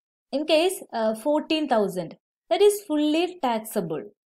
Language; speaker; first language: English; non-native, local second language; Malayalam